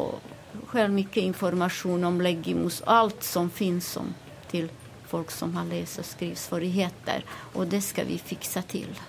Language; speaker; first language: Swedish; non-native, fluent; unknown